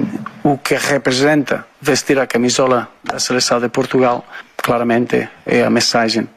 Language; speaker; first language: Portuguese; non-native, fluent; Spanish